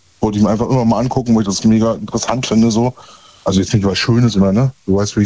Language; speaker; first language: German; native; German